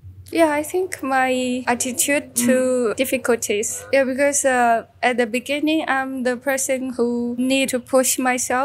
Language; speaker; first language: English; non-native, fluent; Chinese